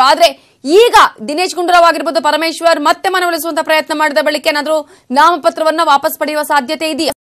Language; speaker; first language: Kannada; native; Kannada